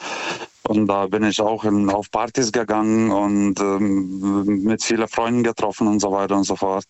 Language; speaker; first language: German; native; German